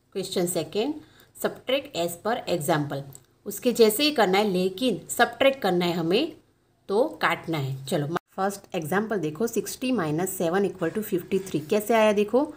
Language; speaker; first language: Hindi; non-native, local second language; Gujarati